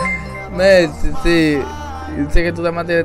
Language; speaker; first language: Spanish; native; Spanish